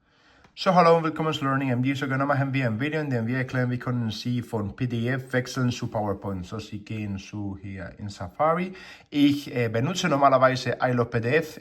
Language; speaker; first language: German; non-native, learner; Spanish